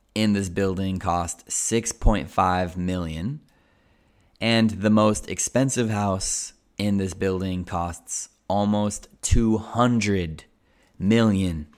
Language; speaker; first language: English; native; English